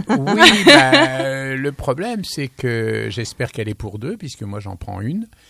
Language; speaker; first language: French; native; French